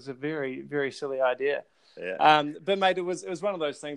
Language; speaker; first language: English; native; English